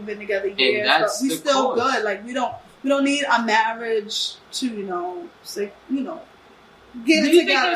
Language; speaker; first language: English; native; English